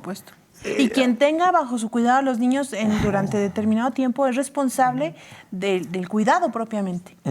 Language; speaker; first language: Spanish; native; Spanish